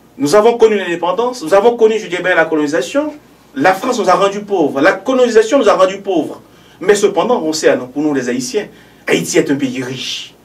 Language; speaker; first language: French; non-native, local second language; Haitian Creole